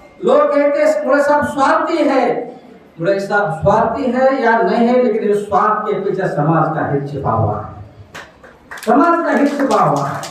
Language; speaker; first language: Hindi; non-native, local second language; Marathi